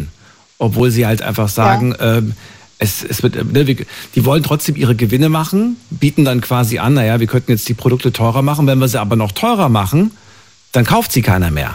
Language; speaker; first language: German; native; German